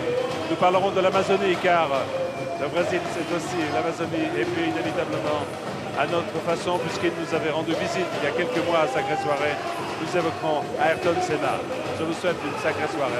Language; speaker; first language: French; native; French